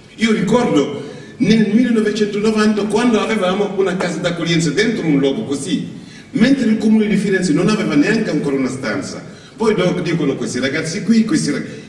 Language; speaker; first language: Italian; non-native, fluent; Wolof